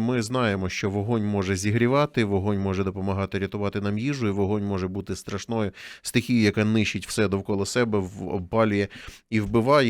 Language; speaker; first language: Ukrainian; native; Ukrainian